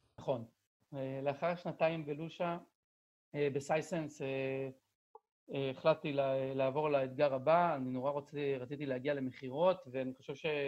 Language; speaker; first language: Hebrew; native; Hebrew